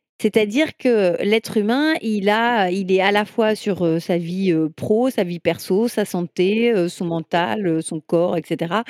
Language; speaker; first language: French; native; French